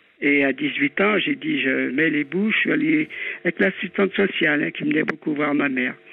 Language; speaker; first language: French; native; French